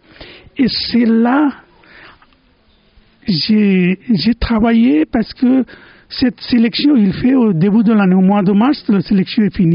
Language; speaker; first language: French; non-native, fluent; Bangla